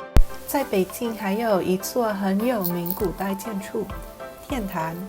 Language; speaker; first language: Chinese; non-native, learner; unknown